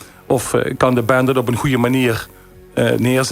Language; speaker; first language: Dutch; native; Dutch